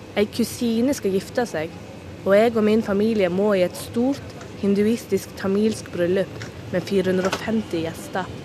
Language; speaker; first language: Norwegian; native; Norwegian